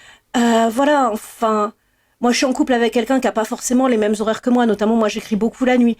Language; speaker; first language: French; native; French